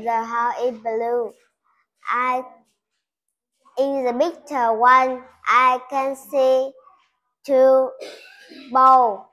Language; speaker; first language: English; non-native, learner; Vietnamese